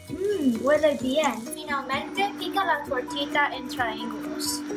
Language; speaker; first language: Spanish; non-native, learner; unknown